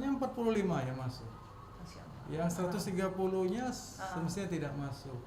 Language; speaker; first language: Indonesian; native; Indonesian